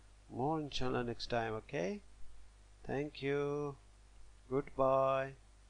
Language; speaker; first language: English; non-native, local second language; Pashto